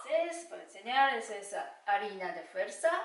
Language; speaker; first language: Spanish; non-native, learner; Japanese